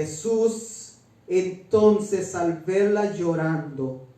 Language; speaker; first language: Spanish; native; Spanish